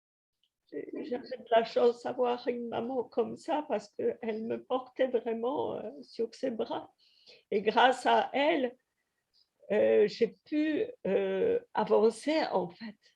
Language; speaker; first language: French; non-native, fluent; Polish